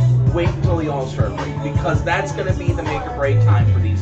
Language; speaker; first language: English; native; English